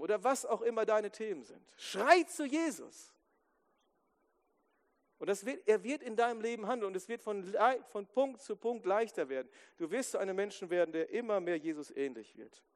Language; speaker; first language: German; native; German